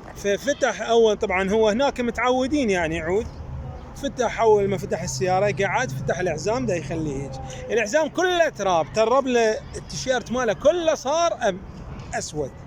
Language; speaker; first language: Arabic; native; Arabic